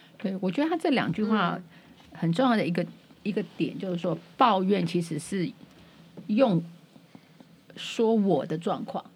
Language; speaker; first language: Chinese; native; Chinese